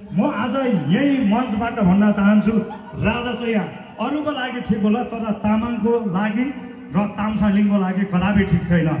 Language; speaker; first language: Nepali; non-native, local second language; Eastern Tamang